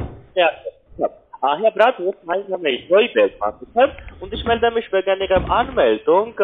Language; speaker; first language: German; non-native, learner; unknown